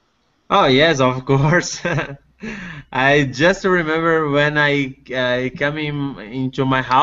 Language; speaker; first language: English; non-native, learner; Portuguese